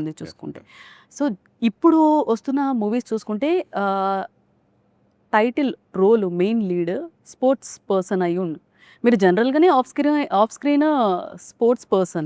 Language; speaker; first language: Telugu; native; Telugu